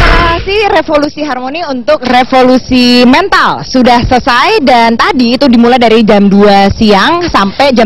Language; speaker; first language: Indonesian; native; Indonesian